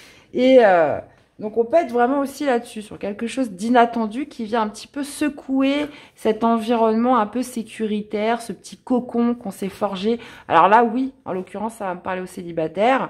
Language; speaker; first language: French; native; French